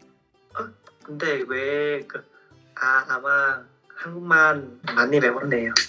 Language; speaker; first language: Korean; non-native, learner; Vietnamese